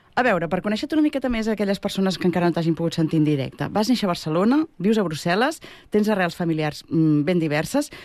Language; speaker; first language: Catalan; native; Catalan